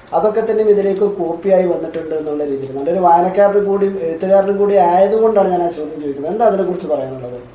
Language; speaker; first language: Malayalam; native; Malayalam